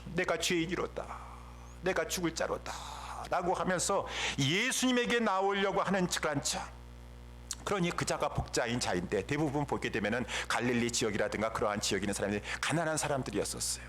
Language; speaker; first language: Korean; native; Korean